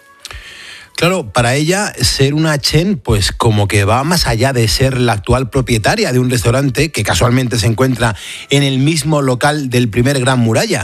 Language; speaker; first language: Spanish; native; Spanish